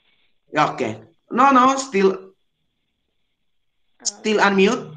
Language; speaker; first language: English; non-native, learner; Indonesian